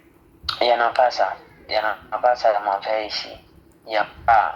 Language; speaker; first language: French; non-native, fluent; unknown